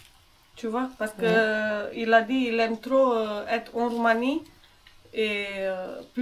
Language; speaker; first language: French; non-native, fluent; Romanian